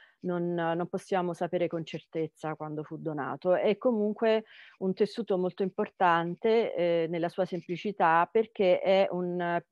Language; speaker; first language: Italian; native; Italian